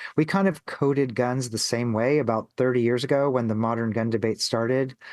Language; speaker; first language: English; native; English